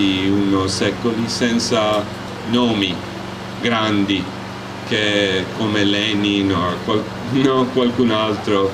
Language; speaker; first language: Italian; non-native, learner; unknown